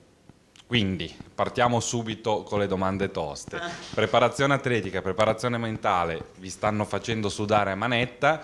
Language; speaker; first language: Italian; native; Italian